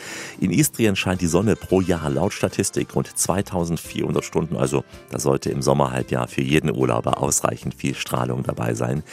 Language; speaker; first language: German; native; German